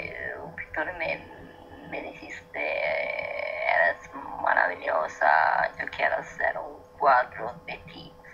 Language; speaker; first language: Spanish; non-native, learner; Italian